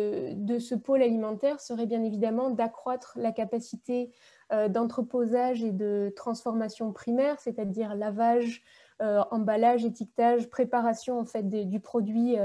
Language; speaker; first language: French; native; French